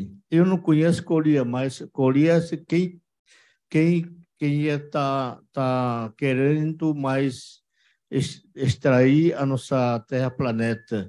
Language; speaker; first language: Portuguese; non-native, local second language; Yanomámi